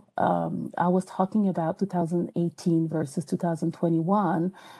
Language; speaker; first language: English; non-native, fluent; French